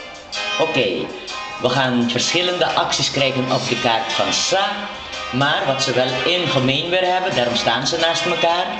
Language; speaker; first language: Dutch; non-native, local second language; Papiamento